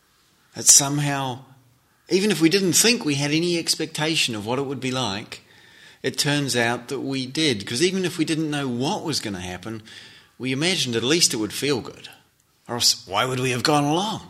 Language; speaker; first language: English; native; English